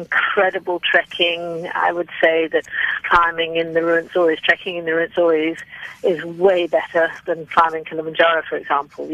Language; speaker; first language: English; native; English